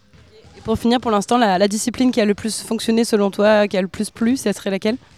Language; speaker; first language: French; native; French